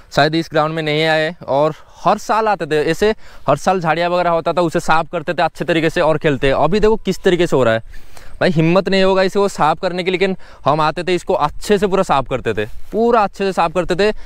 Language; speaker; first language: Hindi; non-native, local second language; Odia